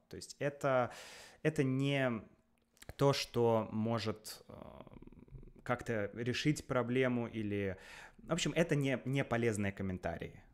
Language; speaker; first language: Russian; native; Russian